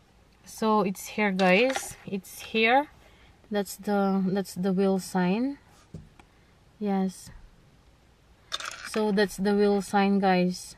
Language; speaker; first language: English; non-native, local second language; Filipino